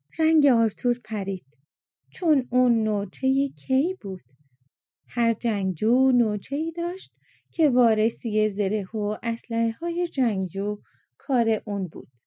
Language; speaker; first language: Persian; native; Persian